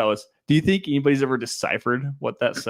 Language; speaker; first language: English; native; English